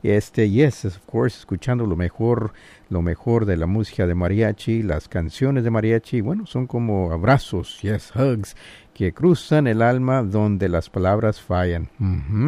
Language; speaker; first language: Spanish; native; Spanish